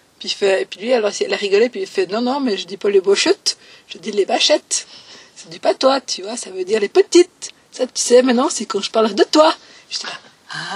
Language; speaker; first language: French; native; French